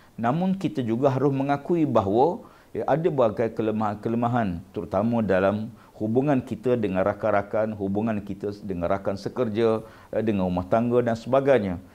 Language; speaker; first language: Malay; native; Malay